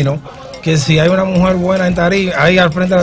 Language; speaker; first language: Spanish; native; Spanish